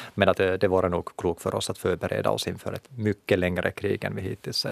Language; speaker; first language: Swedish; non-native, local second language; Finnish